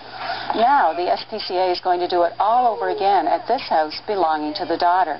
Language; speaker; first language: English; native; English